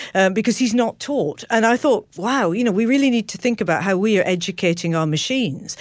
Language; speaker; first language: English; native; English